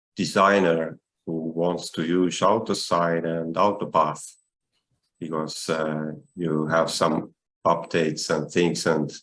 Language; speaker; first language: English; non-native, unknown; Estonian